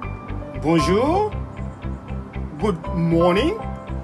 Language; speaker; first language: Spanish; non-native, fluent; Haitian Creole